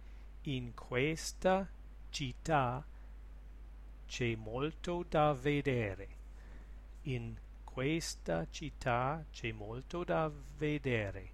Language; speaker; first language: Italian; non-native, learner; English